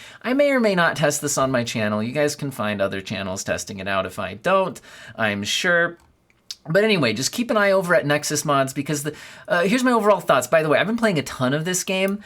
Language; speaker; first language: English; native; English